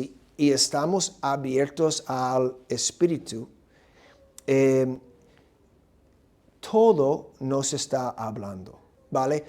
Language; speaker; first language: Spanish; non-native, fluent; English